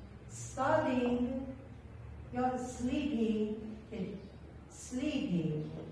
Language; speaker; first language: English; non-native, fluent; Persian